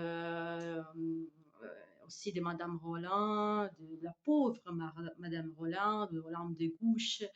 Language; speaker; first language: French; non-native, fluent; Italian